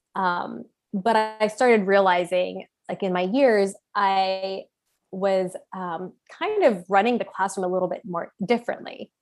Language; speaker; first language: English; native; English